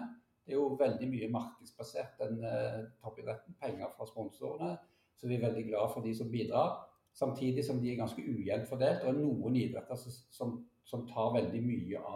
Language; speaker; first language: Norwegian; native; Norwegian